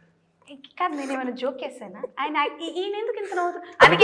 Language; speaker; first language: Telugu; native; Telugu